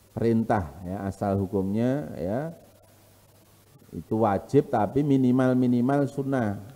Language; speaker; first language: Indonesian; non-native, local second language; Javanese